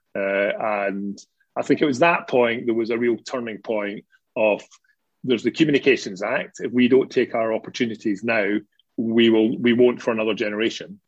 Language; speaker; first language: English; native; English